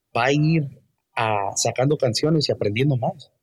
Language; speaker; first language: Spanish; early bilingual, heritage; Spanish